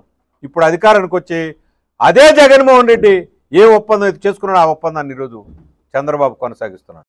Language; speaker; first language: Telugu; native; Telugu